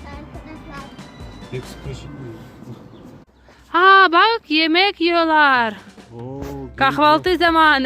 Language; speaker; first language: Turkish; non-native, learner; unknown